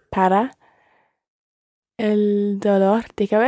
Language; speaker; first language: Spanish; non-native, learner; English